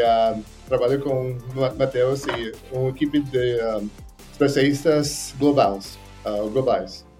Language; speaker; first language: Portuguese; non-native, learner; English